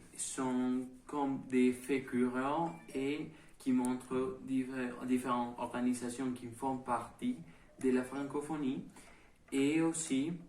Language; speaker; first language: French; non-native, learner; Spanish